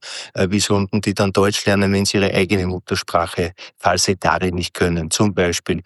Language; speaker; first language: German; native; German